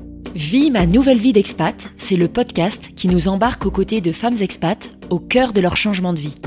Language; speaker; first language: French; native; French